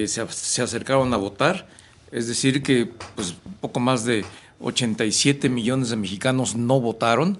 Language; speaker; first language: Spanish; native; Spanish